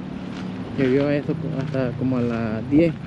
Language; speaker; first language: Spanish; native; Spanish